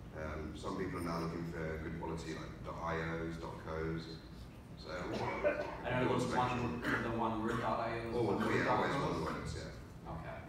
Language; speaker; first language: English; native; English